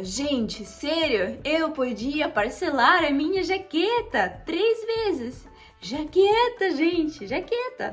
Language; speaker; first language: Portuguese; non-native, fluent; Russian